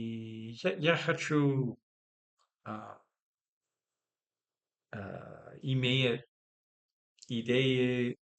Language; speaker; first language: Russian; non-native, learner; English